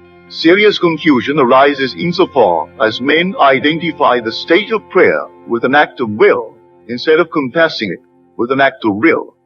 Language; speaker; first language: English; native; English